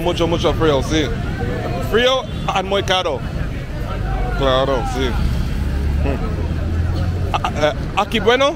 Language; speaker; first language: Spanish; non-native, learner; English